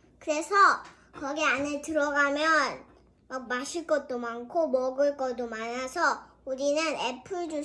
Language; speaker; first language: Korean; early bilingual, heritage; Korean